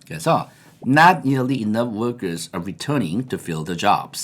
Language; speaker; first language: English; non-native, fluent; Korean